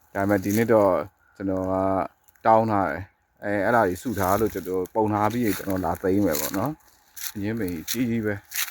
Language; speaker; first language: Burmese; native; Burmese